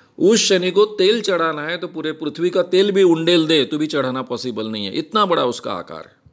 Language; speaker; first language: Hindi; native; Hindi